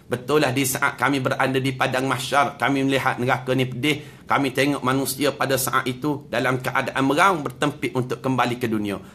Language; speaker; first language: Malay; native; Malay